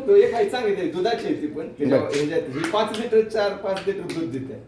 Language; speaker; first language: Marathi; native; Marathi